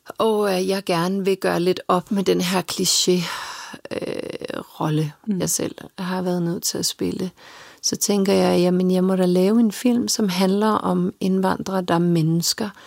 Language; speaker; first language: Danish; early bilingual, other home language; Serbian